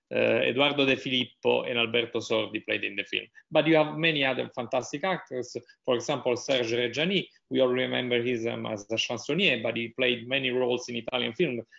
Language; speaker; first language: English; non-native, fluent; Italian